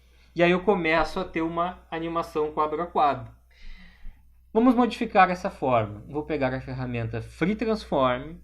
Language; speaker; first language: Portuguese; native; Portuguese